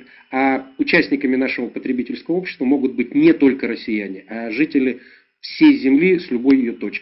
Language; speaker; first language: Russian; native; Russian